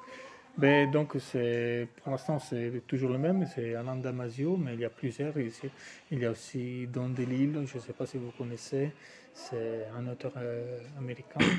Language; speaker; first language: French; non-native, fluent; Italian